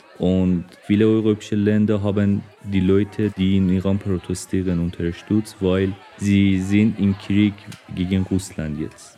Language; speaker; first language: German; non-native, learner; Persian